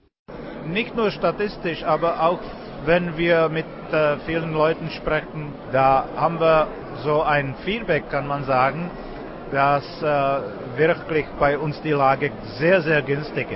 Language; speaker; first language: German; non-native, fluent; Czech